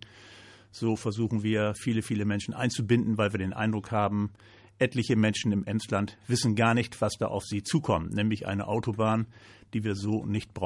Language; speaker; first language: German; native; German